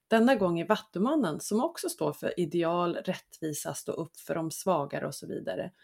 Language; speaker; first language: Swedish; native; Swedish